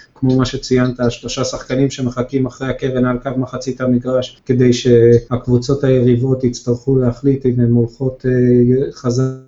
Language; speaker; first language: Hebrew; native; Hebrew